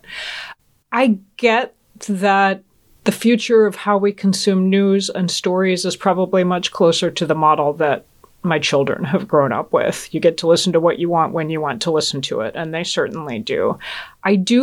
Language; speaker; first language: English; native; English